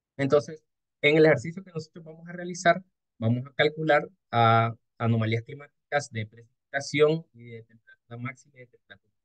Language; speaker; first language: Spanish; native; Spanish